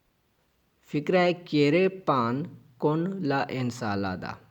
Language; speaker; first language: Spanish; non-native, fluent; Urdu